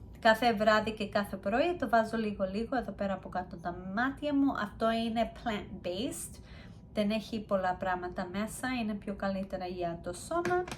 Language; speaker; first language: Greek; early bilingual, heritage; Greek